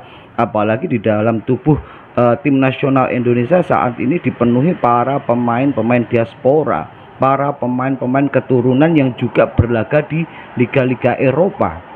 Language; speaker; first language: Indonesian; native; Indonesian